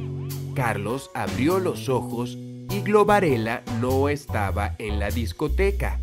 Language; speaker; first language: Spanish; non-native, fluent; English